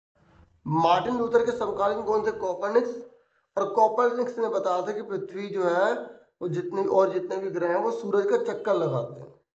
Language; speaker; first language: Hindi; native; Hindi